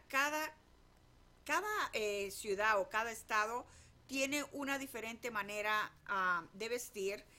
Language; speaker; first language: Spanish; native; Spanish